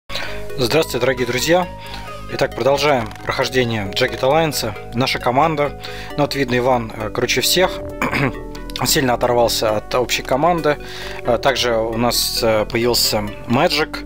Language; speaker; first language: Russian; native; Russian